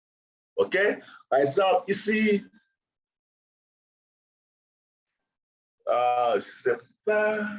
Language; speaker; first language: French; non-native, local second language; Haitian Creole